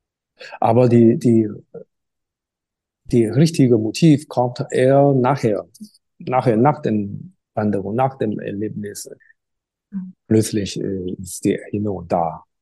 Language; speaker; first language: German; non-native, fluent; Chinese